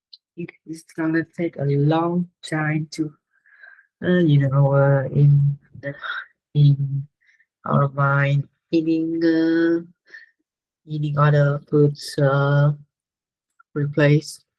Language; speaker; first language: English; non-native, learner; Vietnamese